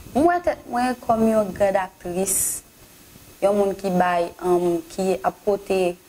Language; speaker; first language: French; non-native, local second language; Haitian Creole